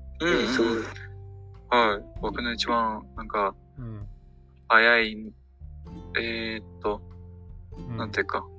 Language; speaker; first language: Japanese; non-native, learner; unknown